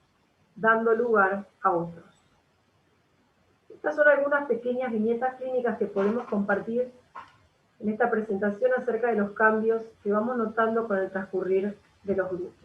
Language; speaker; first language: Spanish; native; Spanish